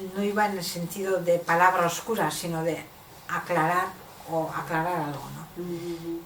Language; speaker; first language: Spanish; non-native, local second language; Basque